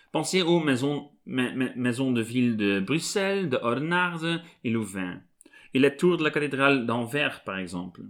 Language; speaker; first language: French; non-native, local second language; Dutch